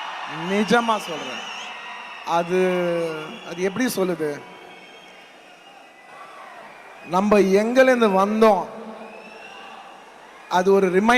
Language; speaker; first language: Tamil; non-native, local second language; Telugu